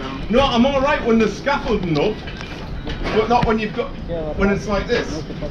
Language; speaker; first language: English; native; English